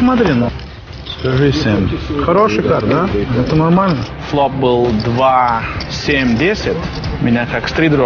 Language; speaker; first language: Russian; non-native, learner; Lithuanian